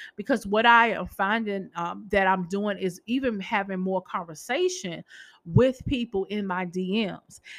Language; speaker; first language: English; native; English